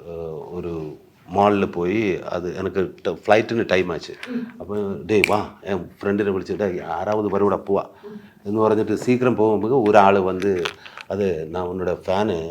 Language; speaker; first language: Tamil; non-native, learner; Malayalam